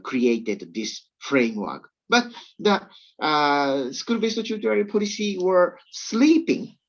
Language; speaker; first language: English; non-native, learner; Japanese